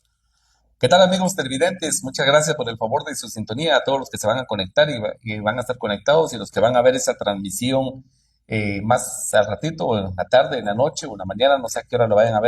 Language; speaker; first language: Spanish; native; Spanish